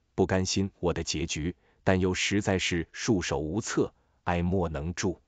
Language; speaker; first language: Chinese; native; Chinese